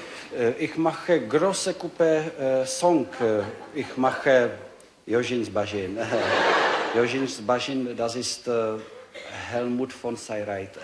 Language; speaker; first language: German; non-native, learner; Czech